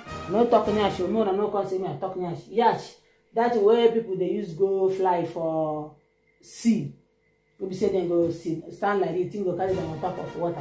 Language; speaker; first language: English; non-native, local second language; Igbo